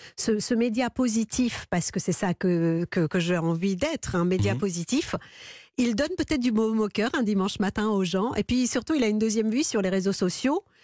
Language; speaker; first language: French; early bilingual, other home language; Persian